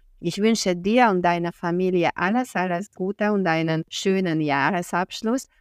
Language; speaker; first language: German; non-native, fluent; Hungarian